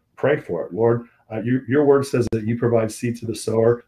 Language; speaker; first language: English; native; English